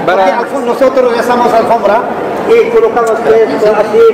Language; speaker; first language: Spanish; non-native, learner; Arabic